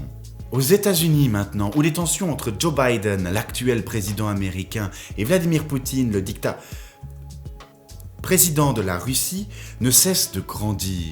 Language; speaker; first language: French; native; French